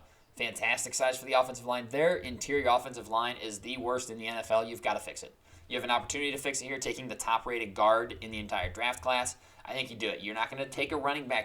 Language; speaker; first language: English; native; English